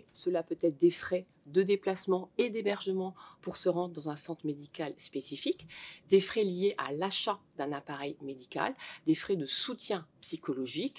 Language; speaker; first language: French; native; French